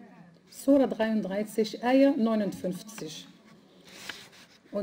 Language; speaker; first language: German; non-native, fluent; Arabic